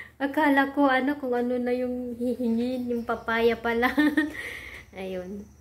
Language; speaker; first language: Filipino; non-native, local second language; Iloko